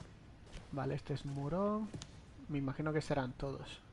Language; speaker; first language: Spanish; native; Spanish